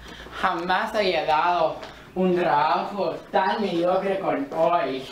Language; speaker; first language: Spanish; non-native, learner; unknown